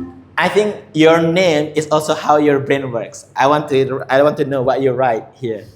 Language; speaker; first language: English; non-native, fluent; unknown